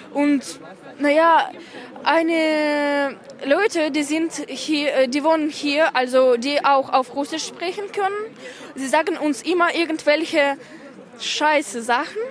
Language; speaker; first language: German; non-native, fluent; Ukrainian